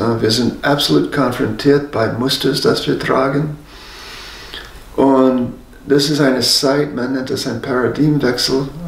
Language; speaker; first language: German; non-native, fluent; English